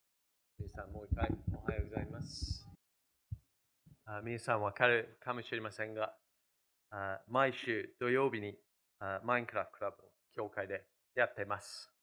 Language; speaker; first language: Japanese; non-native, fluent; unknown